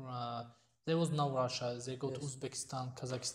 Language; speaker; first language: English; non-native, fluent; Tajik